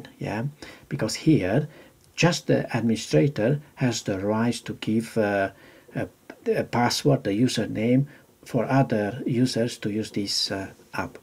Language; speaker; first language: English; non-native, fluent; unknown